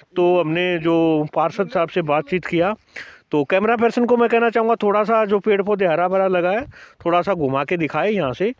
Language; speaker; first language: Hindi; native; Hindi